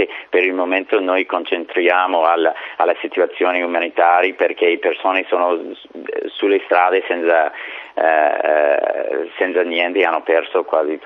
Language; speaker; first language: Italian; non-native, fluent; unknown